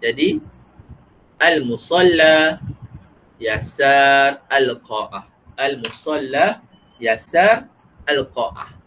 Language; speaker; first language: Arabic; non-native, fluent; Malay